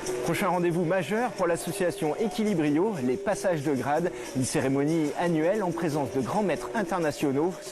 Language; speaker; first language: French; native; French